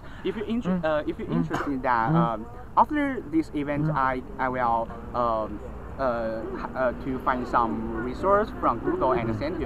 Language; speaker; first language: English; non-native, learner; Chinese